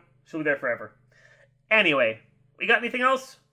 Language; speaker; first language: English; native; English